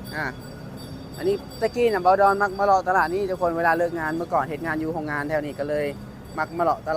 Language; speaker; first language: Thai; non-native, local second language; Northeastern Thai